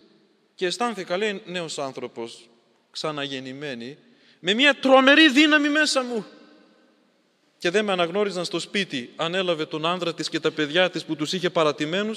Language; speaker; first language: Greek; native; Greek